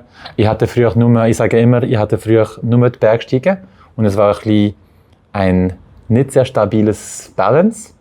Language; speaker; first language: German; non-native, local second language; French